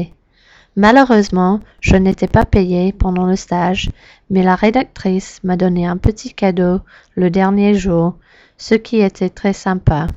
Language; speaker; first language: French; non-native, learner; English